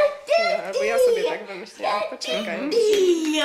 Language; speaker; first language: Polish; native; Polish